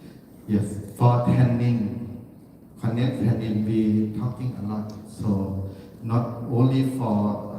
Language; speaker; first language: English; non-native, learner; Thai